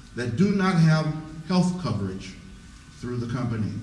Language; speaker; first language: English; native; English